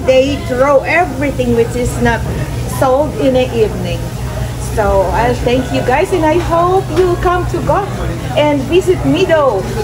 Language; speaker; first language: English; non-native, local second language; Filipino